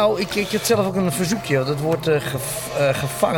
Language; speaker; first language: Dutch; native; Dutch